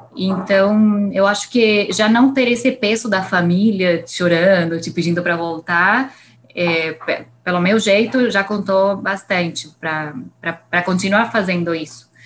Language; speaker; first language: Portuguese; non-native, fluent; Spanish